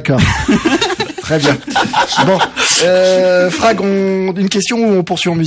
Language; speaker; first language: French; native; French